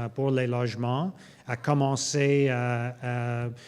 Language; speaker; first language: French; non-native, local second language; English